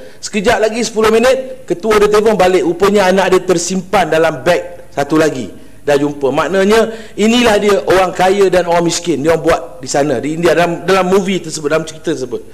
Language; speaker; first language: Malay; non-native, local second language; Tamil